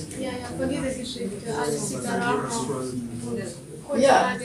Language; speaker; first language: German; non-native, learner; Russian